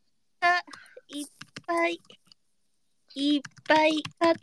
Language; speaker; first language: Japanese; native; Japanese